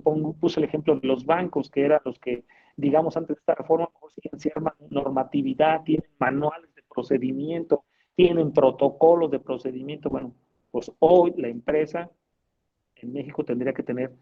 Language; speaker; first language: Spanish; native; Spanish